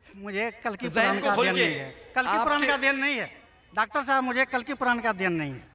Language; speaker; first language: Hindi; native; Hindi